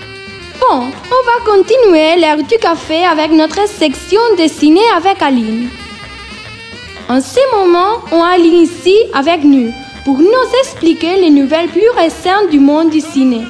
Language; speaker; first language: French; non-native, learner; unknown